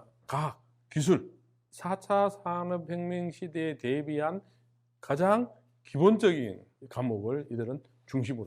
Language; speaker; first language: Korean; native; Korean